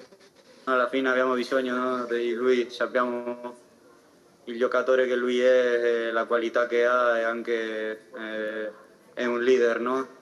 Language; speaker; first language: Italian; non-native, fluent; Spanish